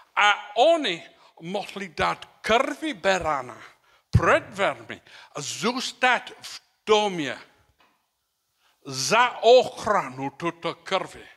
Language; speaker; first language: Czech; non-native, learner; English